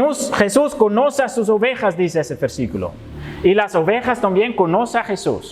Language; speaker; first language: Spanish; non-native, fluent; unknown